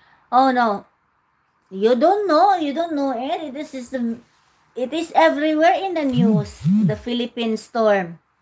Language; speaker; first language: English; non-native, local second language; Cebuano